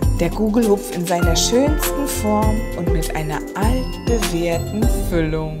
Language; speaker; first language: German; native; German